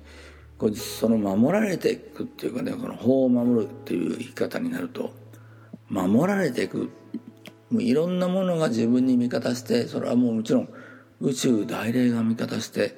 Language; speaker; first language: Japanese; native; Japanese